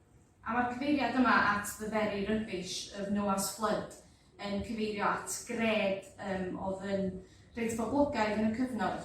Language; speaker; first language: Welsh; native; Welsh